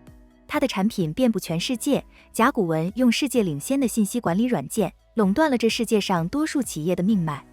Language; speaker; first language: Chinese; native; Chinese